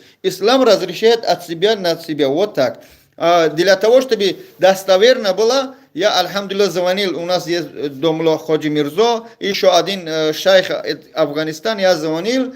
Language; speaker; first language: Russian; non-native, learner; Tajik